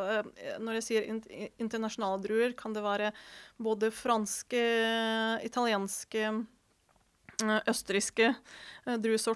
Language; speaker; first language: Norwegian; non-native, fluent; Ukrainian